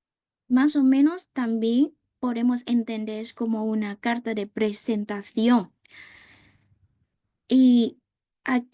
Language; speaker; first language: Spanish; non-native, fluent; Vietnamese